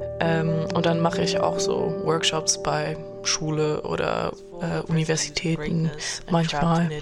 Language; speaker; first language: German; non-native, fluent; French